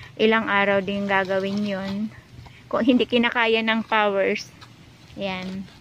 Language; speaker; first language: Filipino; non-native, local second language; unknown